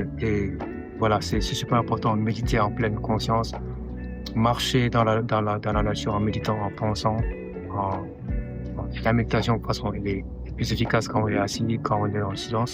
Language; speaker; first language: French; non-native, local second language; Wolof